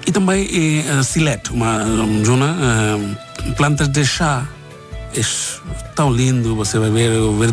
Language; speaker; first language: Portuguese; non-native, learner; Bangla